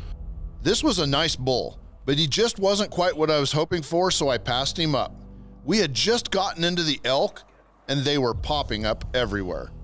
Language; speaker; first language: English; native; English